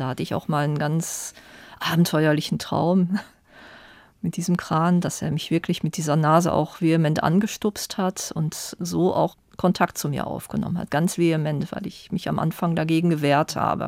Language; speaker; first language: German; native; German